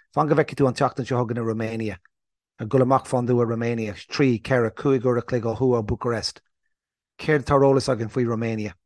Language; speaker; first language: Irish; non-native, local second language; English